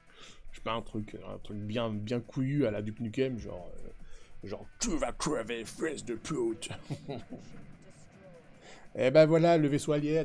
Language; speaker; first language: French; native; French